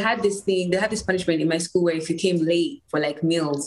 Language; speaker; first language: English; non-native, local second language; Ganda